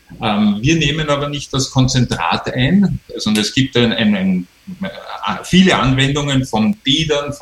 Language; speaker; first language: German; native; German